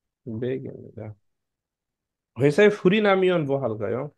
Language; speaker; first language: Korean; non-native, fluent; Bangla